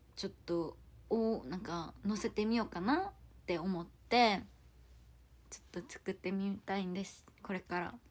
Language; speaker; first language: Japanese; non-native, fluent; Korean